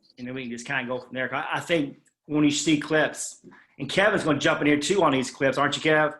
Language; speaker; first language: English; native; English